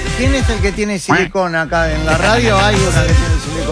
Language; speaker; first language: Spanish; native; Spanish